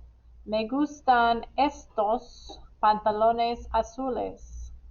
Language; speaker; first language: Spanish; non-native, fluent; English